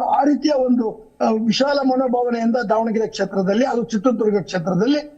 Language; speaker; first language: Kannada; native; Kannada